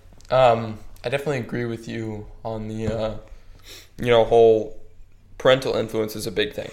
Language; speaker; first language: English; native; English